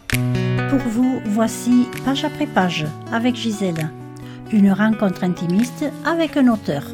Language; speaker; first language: French; native; French